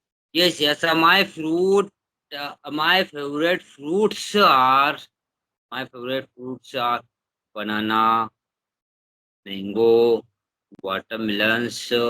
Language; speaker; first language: English; non-native, learner; Hindi